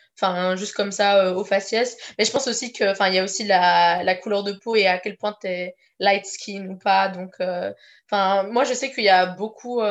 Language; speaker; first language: French; native; French